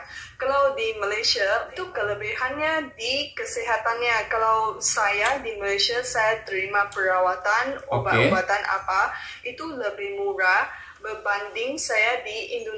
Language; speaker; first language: Indonesian; non-native, local second language; Malay